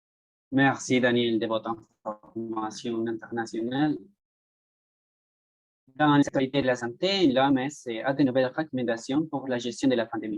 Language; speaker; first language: French; non-native, learner; Spanish